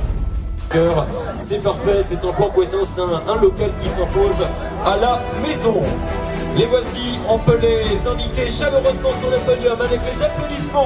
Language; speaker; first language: French; native; French